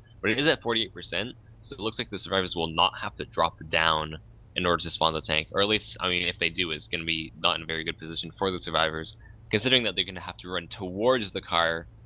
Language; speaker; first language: English; native; English